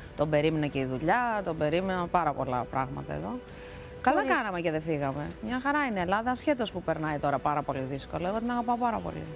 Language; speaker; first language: Greek; early bilingual, other home language; Russian